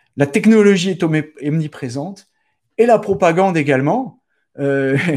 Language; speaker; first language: French; native; French